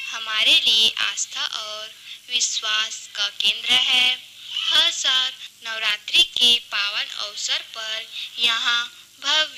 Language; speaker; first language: Hindi; native; Hindi